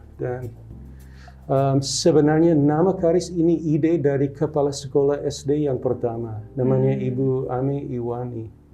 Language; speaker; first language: Indonesian; non-native, local second language; English